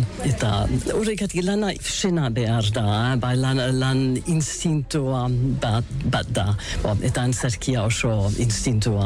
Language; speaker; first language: Basque; non-native, learner; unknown